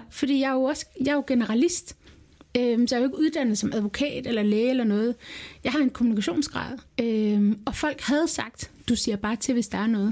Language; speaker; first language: Danish; early bilingual, other home language; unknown